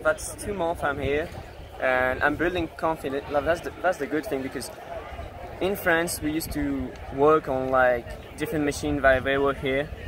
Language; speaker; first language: English; non-native, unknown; French